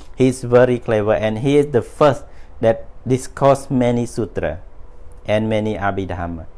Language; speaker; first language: English; non-native, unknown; Khmer